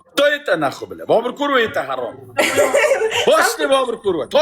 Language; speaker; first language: Russian; non-native, learner; Uzbek